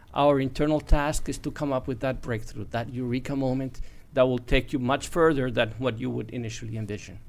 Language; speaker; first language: English; non-native, fluent; Spanish